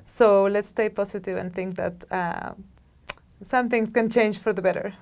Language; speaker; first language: English; non-native, fluent; Spanish